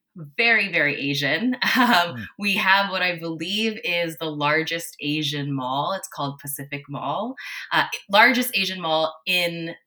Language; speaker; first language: English; native; English